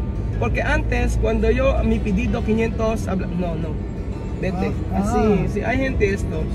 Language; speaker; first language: Spanish; non-native, learner; Filipino